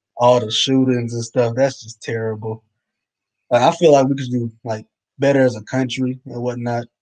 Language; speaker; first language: English; native; English